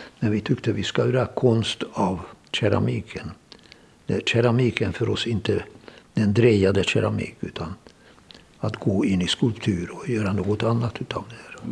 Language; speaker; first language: Swedish; non-native, fluent; Hungarian